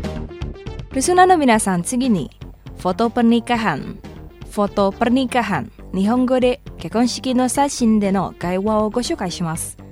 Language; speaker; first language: Japanese; non-native, fluent; Indonesian